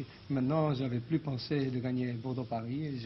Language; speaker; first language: French; non-native, local second language; Dutch